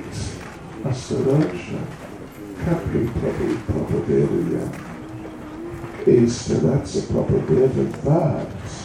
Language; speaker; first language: Russian; non-native, learner; English